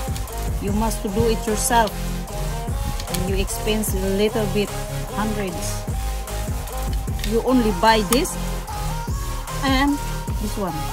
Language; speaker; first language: English; non-native, learner; Filipino